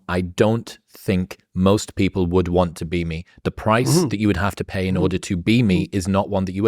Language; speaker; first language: English; native; English